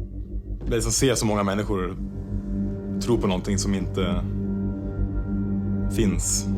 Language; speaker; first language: Swedish; native; Swedish